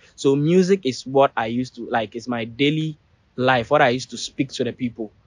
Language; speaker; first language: English; non-native, local second language; Ewe